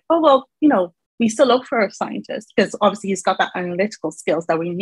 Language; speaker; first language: English; native; English